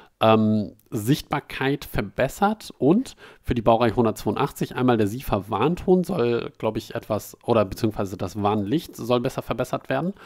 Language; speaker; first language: German; native; German